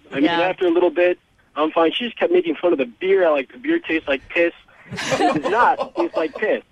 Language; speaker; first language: English; native; English